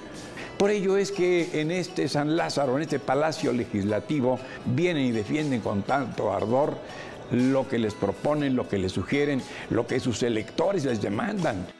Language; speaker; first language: Spanish; native; Spanish